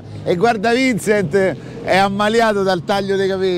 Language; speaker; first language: Italian; native; Italian